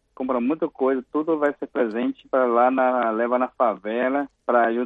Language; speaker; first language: Portuguese; non-native, learner; Chinese